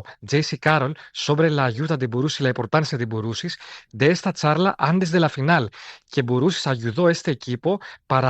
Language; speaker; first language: Spanish; non-native, fluent; Greek